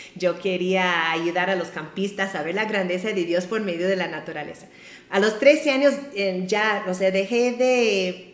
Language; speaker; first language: Spanish; non-native, fluent; English